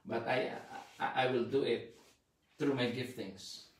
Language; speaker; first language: English; non-native, local second language; Filipino